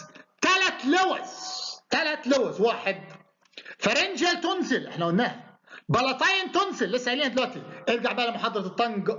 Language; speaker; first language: Arabic; native; Arabic